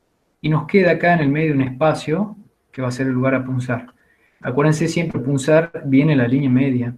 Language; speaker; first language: Spanish; native; Spanish